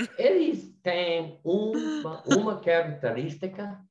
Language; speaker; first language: Portuguese; non-native, learner; English